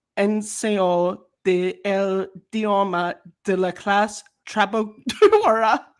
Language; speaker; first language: Spanish; non-native, learner; English